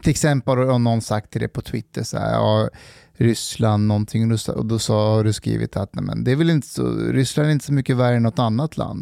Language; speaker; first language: Swedish; native; Swedish